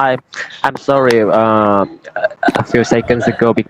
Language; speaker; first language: English; non-native, learner; Indonesian